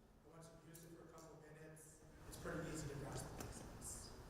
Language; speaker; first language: English; native; English